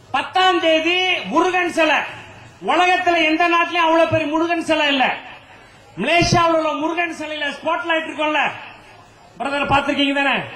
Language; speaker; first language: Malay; non-native, local second language; Tamil